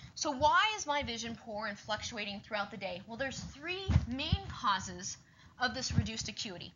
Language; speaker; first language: English; native; English